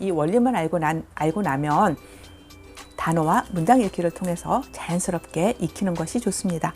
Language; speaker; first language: Korean; native; Korean